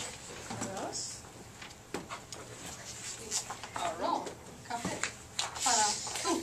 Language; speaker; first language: Spanish; non-native, learner; English